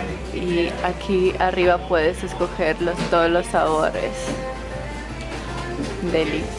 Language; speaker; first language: Spanish; non-native, fluent; Croatian